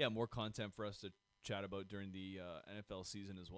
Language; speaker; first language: English; native; English